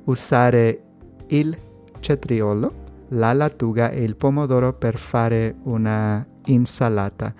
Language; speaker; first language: Italian; non-native, learner; Spanish